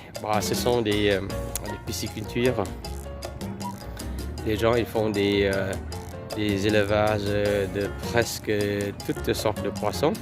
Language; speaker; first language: French; non-native, fluent; Vietnamese